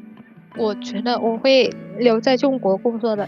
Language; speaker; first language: Chinese; non-native, fluent; Vietnamese